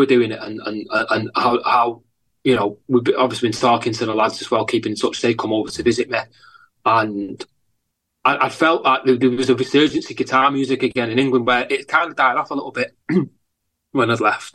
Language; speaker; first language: English; native; English